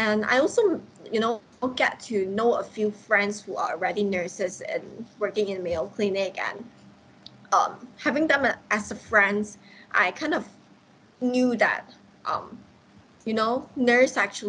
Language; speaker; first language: English; non-native, local second language; Cantonese